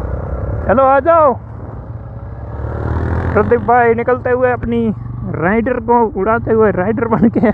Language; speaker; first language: Hindi; non-native, local second language; Gujarati